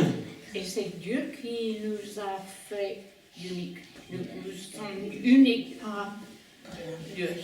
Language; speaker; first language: French; non-native, learner; English